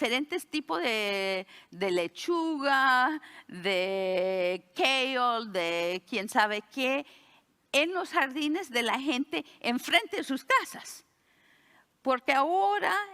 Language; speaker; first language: Spanish; early bilingual, heritage; Spanish